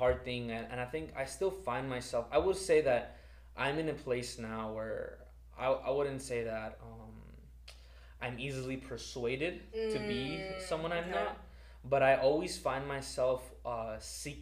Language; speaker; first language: English; early bilingual, other home language; Spanish